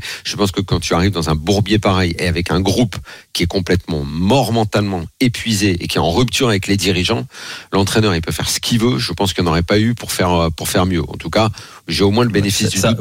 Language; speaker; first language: French; native; French